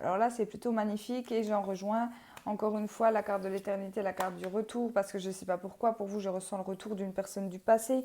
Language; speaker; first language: French; native; French